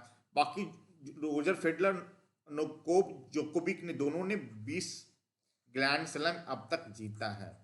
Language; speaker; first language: Hindi; native; Hindi